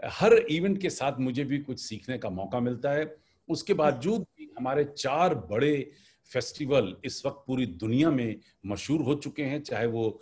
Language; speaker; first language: Hindi; native; Hindi